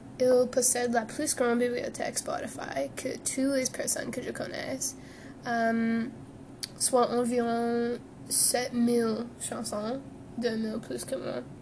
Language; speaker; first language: French; non-native, learner; English